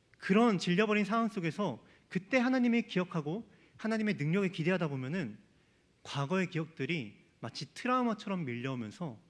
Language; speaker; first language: Korean; native; Korean